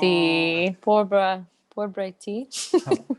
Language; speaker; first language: Spanish; non-native, learner; English